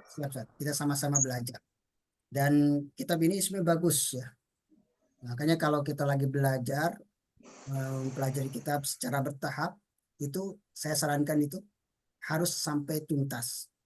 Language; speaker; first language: Indonesian; native; Indonesian